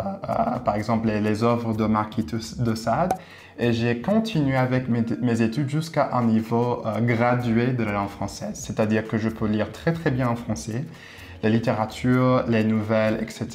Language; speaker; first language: French; non-native, fluent; English